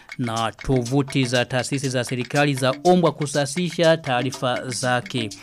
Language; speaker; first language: Swahili; non-native, local second language; Rundi